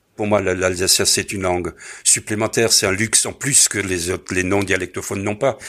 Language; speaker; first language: French; non-native, local second language; Swiss German